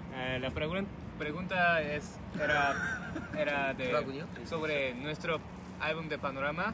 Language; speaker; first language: Spanish; non-native, learner; Korean